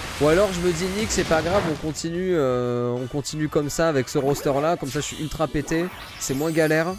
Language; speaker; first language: French; native; French